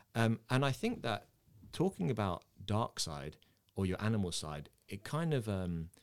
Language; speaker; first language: English; native; English